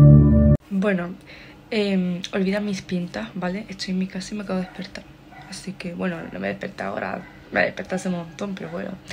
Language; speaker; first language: Spanish; native; Spanish